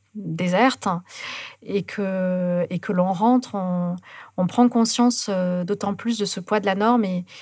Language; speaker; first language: French; native; French